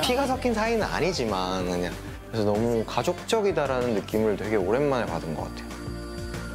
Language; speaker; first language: Korean; native; Korean